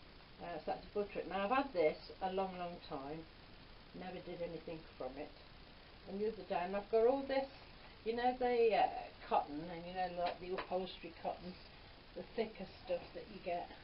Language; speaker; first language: English; native; English